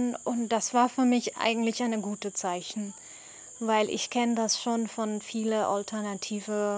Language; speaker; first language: German; non-native, fluent; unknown